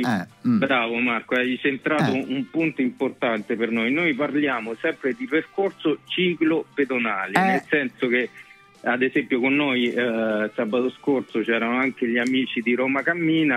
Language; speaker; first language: Italian; native; Italian